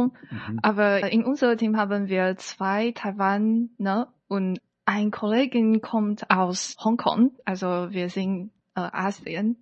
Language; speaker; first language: German; non-native, learner; Chinese